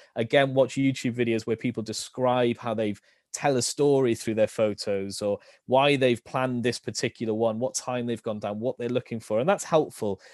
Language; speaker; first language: English; native; English